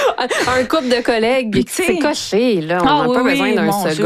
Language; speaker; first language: French; native; French